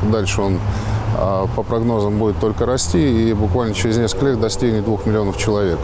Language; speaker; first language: Russian; native; Russian